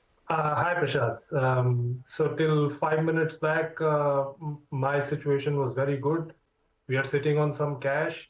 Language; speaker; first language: English; non-native, local second language; Hindi